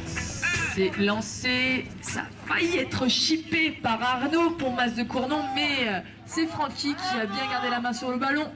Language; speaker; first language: French; native; French